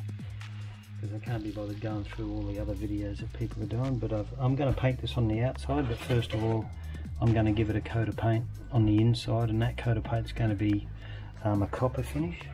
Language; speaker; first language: English; native; English